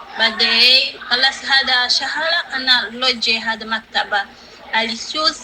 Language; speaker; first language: Arabic; non-native, learner; Rundi